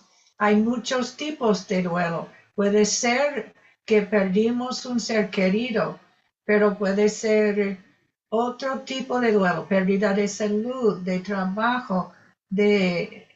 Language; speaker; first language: Spanish; non-native, fluent; English